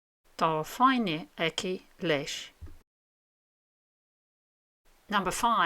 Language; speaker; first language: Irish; non-native, fluent; English